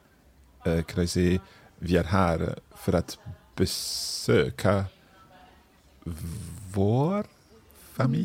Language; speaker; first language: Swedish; non-native, learner; English